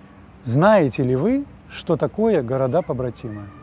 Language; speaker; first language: Russian; native; Russian